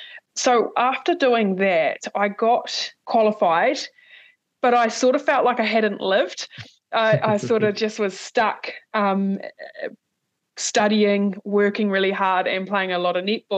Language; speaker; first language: English; native; English